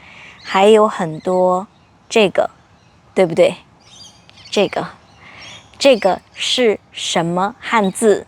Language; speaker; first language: Chinese; non-native, fluent; English